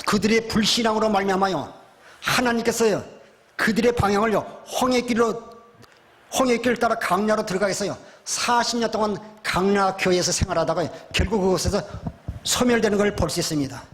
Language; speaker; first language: Korean; native; Korean